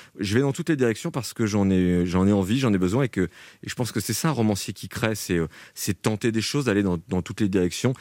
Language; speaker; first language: French; native; French